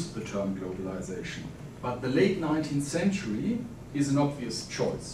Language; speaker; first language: English; non-native, fluent; German